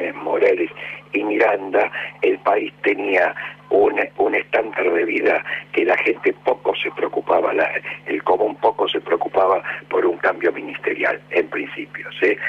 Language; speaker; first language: Spanish; native; Spanish